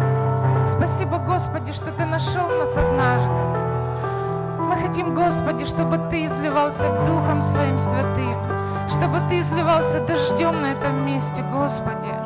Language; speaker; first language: Russian; native; Russian